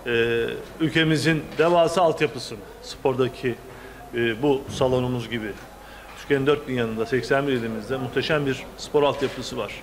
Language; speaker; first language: Turkish; native; Turkish